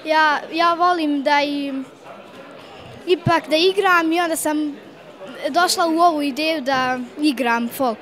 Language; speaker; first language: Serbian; early bilingual, other home language; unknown